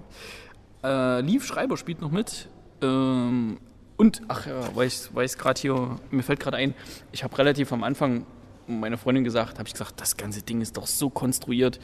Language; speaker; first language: German; native; German